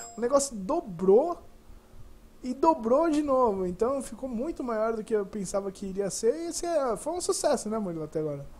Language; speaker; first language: Portuguese; native; Portuguese